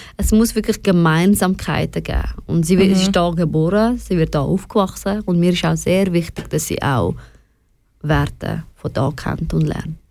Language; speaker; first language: German; non-native, fluent; Persian